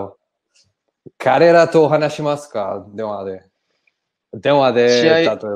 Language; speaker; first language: Japanese; non-native, learner; Portuguese